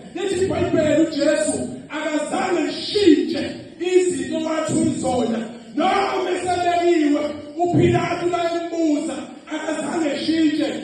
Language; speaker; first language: Zulu; native; Zulu